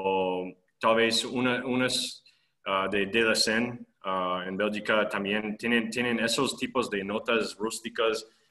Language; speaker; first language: Spanish; non-native, fluent; English